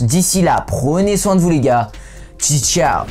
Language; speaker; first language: French; native; French